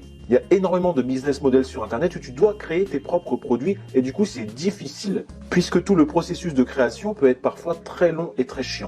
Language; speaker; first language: French; native; French